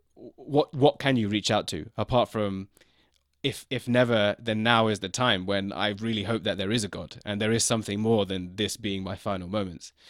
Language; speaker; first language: English; native; English